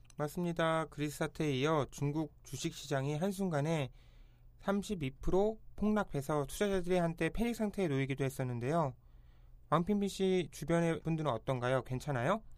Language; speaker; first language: Korean; native; Korean